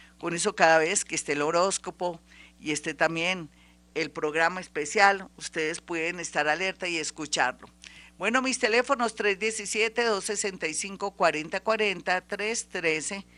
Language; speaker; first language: Spanish; native; Spanish